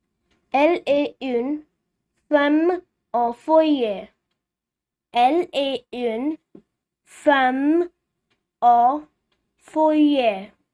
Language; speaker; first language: French; non-native, learner; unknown